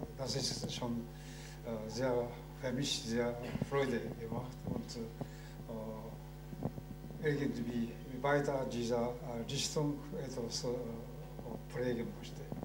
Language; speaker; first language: German; non-native, learner; Japanese